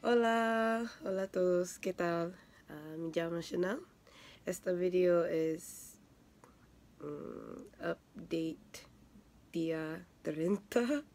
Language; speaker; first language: Spanish; non-native, learner; English